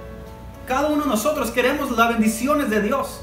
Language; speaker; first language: Spanish; early bilingual, heritage; Spanish